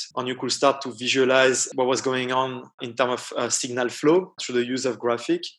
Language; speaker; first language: English; non-native, fluent; French